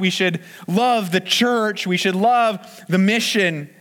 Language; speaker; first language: English; native; English